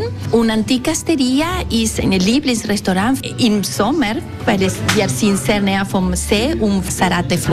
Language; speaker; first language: German; non-native, learner; Italian